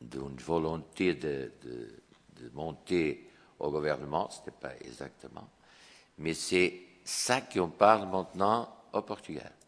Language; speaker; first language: French; non-native, fluent; Portuguese